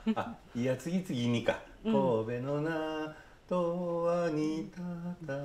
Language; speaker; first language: Japanese; native; Japanese